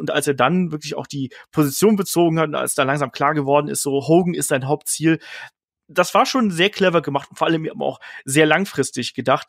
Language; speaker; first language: German; native; German